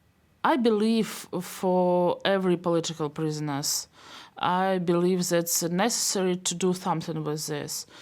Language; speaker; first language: English; non-native, learner; Belarusian